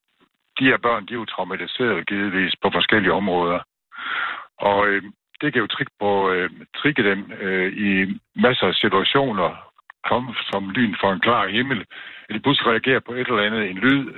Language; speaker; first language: Danish; native; Danish